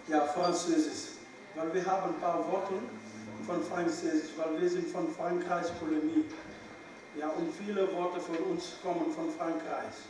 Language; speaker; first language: German; non-native, fluent; Wolof